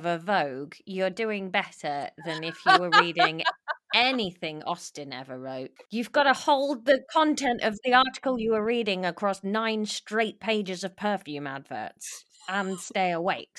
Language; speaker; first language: English; native; English